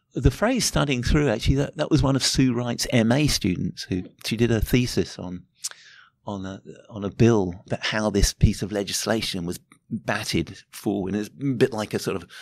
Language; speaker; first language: English; native; English